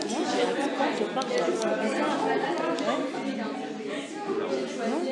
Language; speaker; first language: French; non-native, learner; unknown